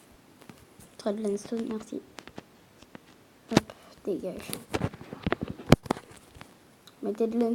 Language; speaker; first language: French; native; French